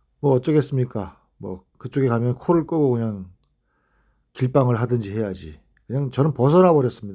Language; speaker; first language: Korean; native; Korean